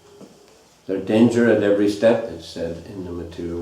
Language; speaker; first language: English; non-native, fluent; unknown